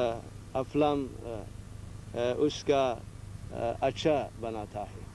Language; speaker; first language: Hindi; non-native, learner; Central Kurdish